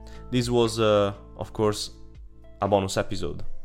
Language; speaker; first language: English; non-native, fluent; Italian